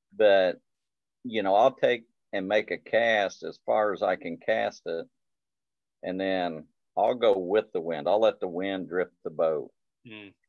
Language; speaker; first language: English; native; English